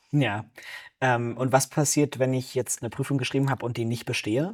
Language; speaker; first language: German; native; German